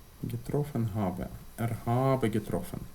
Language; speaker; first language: German; non-native, fluent; Ukrainian